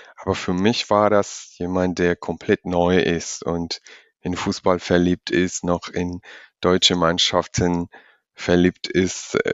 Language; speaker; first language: German; non-native, fluent; Georgian